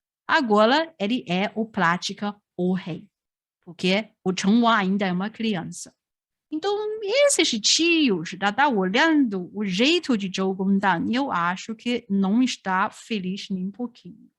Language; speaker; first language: Portuguese; non-native, fluent; Chinese